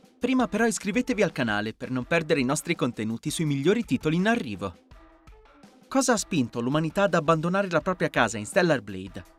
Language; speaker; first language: Italian; native; Italian